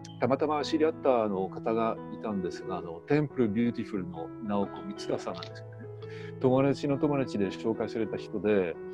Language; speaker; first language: Japanese; non-native, fluent; French